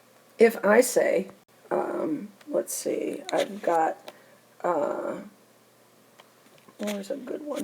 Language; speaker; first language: English; native; English